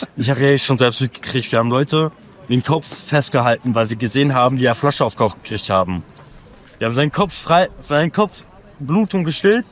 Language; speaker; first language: German; non-native, fluent; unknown